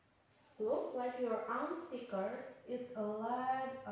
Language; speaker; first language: English; non-native, learner; Indonesian